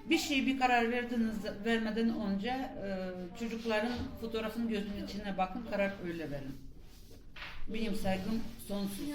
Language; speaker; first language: Turkish; non-native, fluent; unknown